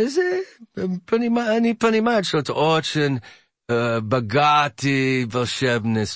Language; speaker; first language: Russian; non-native, learner; English